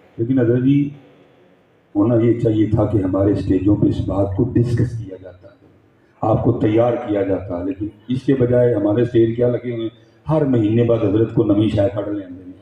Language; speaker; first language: Urdu; non-native, local second language; Punjabi